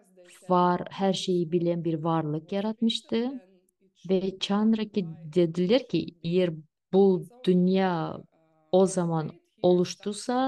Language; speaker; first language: Turkish; non-native, fluent; Russian